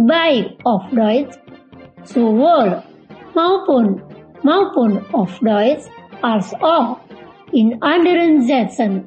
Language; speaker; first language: German; non-native, fluent; Indonesian